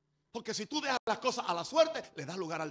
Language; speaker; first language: Spanish; native; Spanish